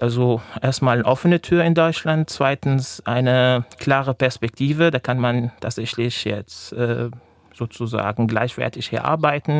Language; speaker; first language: German; non-native, fluent; Arabic